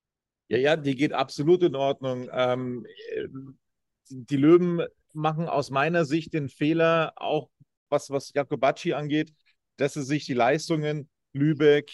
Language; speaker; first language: German; native; German